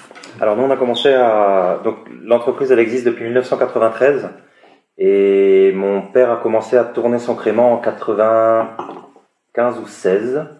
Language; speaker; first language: French; native; French